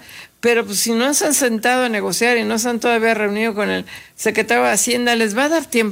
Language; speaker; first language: Spanish; native; Spanish